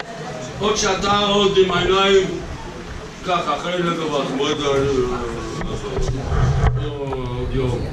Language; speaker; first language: Hebrew; non-native, fluent; English